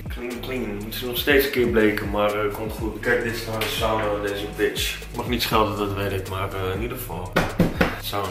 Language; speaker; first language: Dutch; native; Dutch